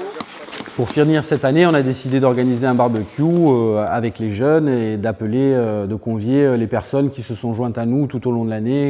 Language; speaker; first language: French; native; French